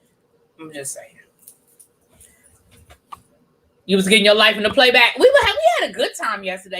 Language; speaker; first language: English; native; English